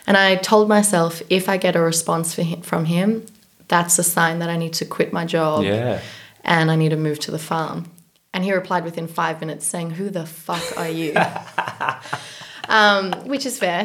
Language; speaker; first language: English; native; English